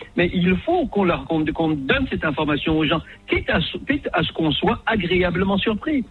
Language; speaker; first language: French; non-native, local second language; Arabic